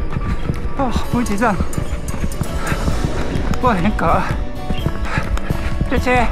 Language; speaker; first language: Chinese; non-native, learner; Japanese